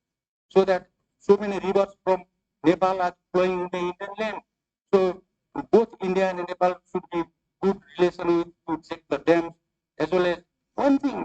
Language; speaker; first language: English; non-native, fluent; Nepali